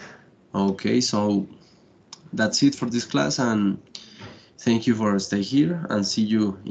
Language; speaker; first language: English; non-native, fluent; Spanish